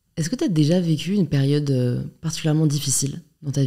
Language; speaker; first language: French; native; French